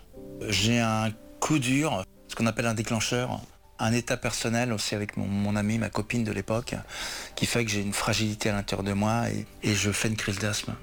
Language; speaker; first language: French; native; French